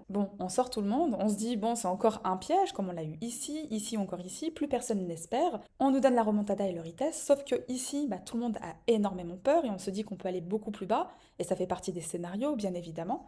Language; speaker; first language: French; native; French